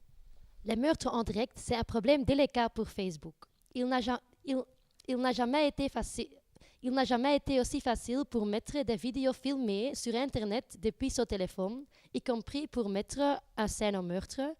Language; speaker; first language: French; non-native, learner; Dutch